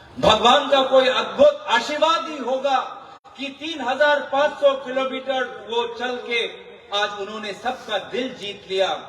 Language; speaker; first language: Hindi; non-native, local second language; Assamese